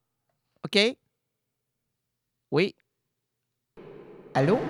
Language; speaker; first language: French; native; French